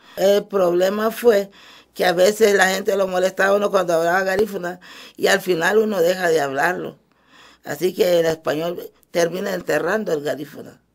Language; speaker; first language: Spanish; early bilingual, other home language; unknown